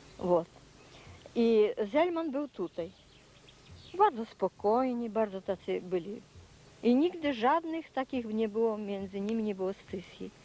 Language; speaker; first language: Polish; non-native, local second language; Rusyn